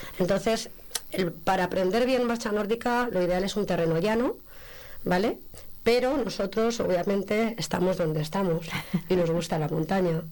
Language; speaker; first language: Spanish; native; Spanish